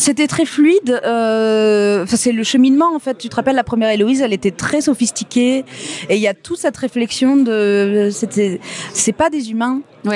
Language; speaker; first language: French; native; French